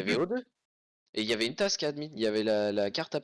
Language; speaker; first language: French; native; French